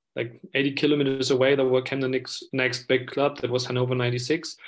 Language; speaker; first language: English; non-native, fluent; German